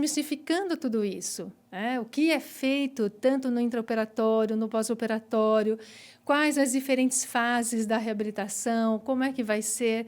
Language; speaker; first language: Portuguese; native; Portuguese